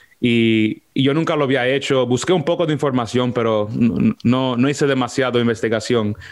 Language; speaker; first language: Spanish; early bilingual, heritage; Spanish